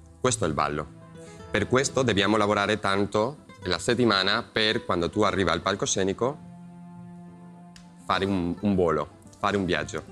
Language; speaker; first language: Italian; non-native, learner; Spanish